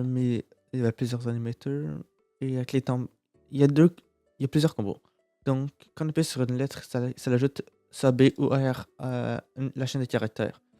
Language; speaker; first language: French; native; French